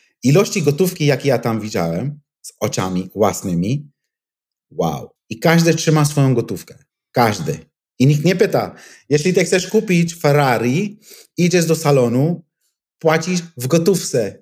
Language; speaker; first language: Polish; non-native, fluent; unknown